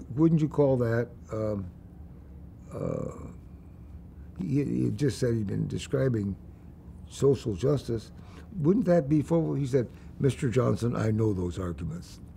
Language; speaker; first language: English; native; English